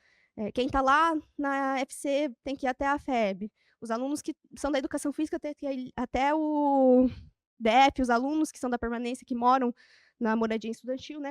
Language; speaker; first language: Portuguese; native; Portuguese